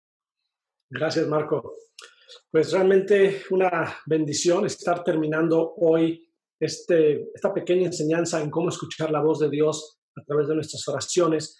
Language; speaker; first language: Spanish; native; Spanish